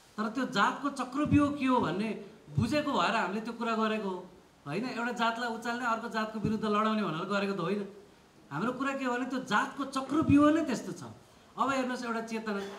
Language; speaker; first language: Nepali; native; Nepali